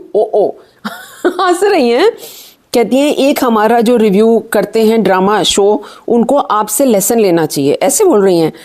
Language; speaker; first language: Hindi; native; Hindi